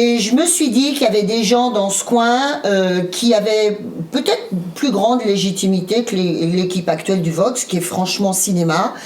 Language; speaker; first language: French; native; French